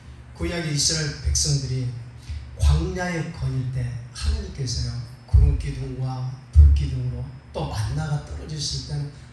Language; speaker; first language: Korean; native; Korean